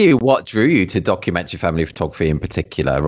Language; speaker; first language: English; native; English